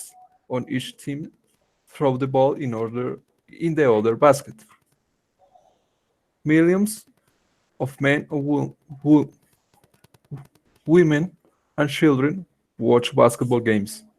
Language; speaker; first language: English; non-native, learner; Spanish